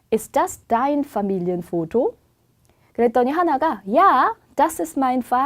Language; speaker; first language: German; non-native, fluent; Korean